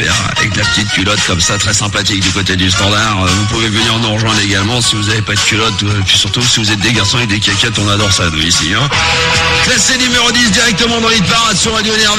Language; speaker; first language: French; native; French